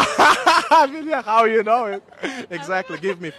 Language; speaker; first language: English; non-native, learner; Turkmen